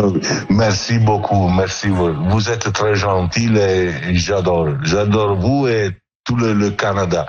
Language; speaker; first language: French; non-native, learner; Italian